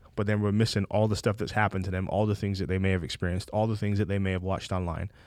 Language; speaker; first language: English; native; English